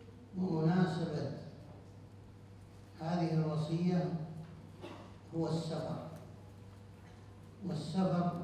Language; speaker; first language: Arabic; native; Arabic